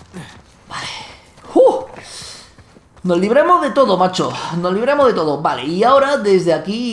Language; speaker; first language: Spanish; native; Spanish